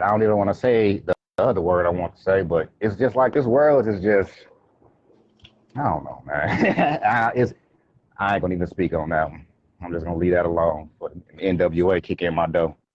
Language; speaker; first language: English; native; English